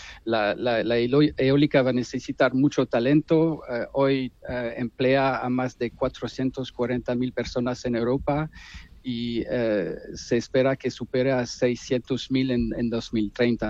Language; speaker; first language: Spanish; non-native, fluent; French